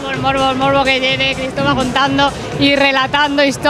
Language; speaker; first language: Spanish; native; Spanish